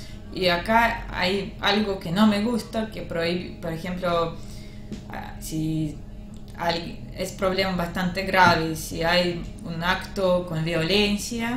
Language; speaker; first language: Spanish; non-native, learner; Russian